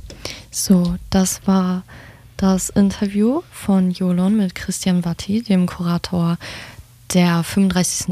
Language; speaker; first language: German; native; German